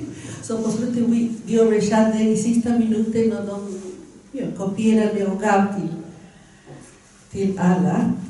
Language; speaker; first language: Swedish; non-native, fluent; Spanish